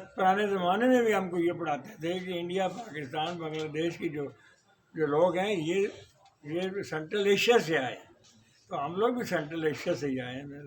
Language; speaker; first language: Urdu; non-native, local second language; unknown